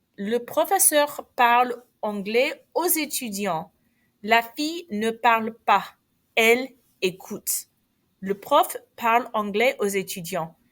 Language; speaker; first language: French; non-native, fluent; English